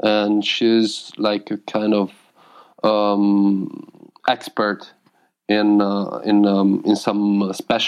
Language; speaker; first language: English; non-native, fluent; Italian